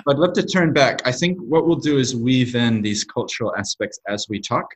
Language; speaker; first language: English; native; English